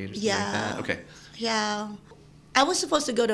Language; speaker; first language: English; early bilingual, other home language; Filipino